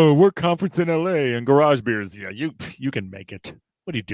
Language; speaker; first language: English; native; English